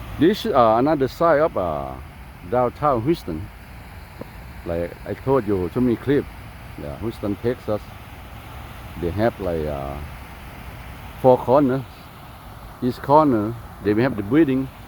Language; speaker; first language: English; non-native, learner; Lao